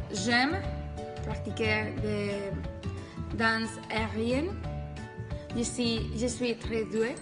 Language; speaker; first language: French; non-native, learner; Spanish